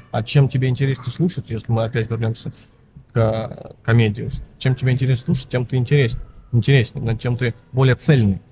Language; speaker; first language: Russian; native; Russian